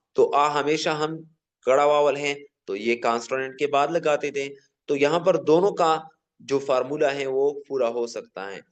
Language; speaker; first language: Urdu; non-native, local second language; Pashto